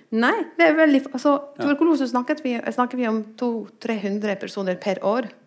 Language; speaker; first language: Norwegian; non-native, fluent; Spanish